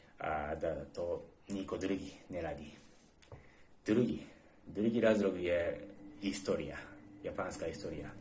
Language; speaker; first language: Serbian; non-native, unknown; Japanese